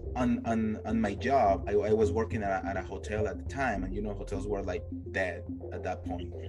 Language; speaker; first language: English; non-native, fluent; Spanish